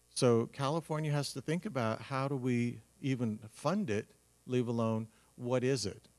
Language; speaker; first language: English; native; English